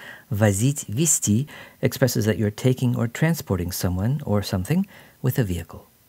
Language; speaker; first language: English; native; English